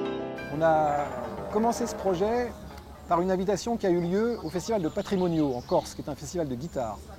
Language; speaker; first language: French; native; French